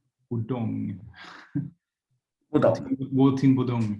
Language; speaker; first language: Chinese; non-native, learner; Swedish